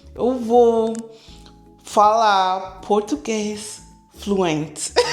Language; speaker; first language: Portuguese; non-native, learner; English